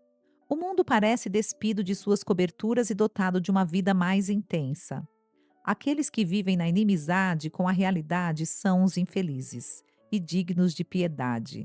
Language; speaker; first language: Portuguese; native; Portuguese